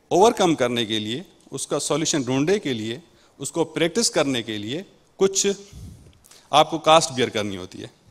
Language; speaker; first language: Urdu; non-native, local second language; Sindhi